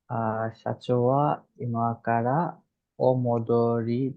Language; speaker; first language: Japanese; non-native, learner; Bangla